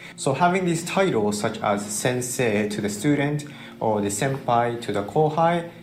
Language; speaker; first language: English; early bilingual, other home language; Japanese